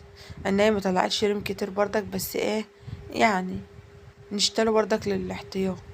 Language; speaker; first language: Arabic; native; Arabic